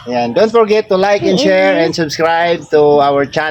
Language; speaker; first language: English; non-native, local second language; Filipino